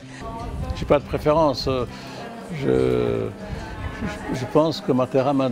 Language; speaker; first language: French; non-native, local second language; Arabic